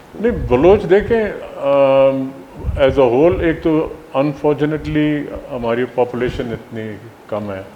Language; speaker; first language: Urdu; non-native, local second language; Baluchi